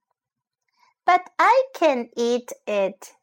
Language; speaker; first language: English; non-native, fluent; Chinese